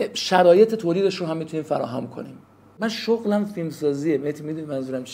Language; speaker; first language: Persian; native; Persian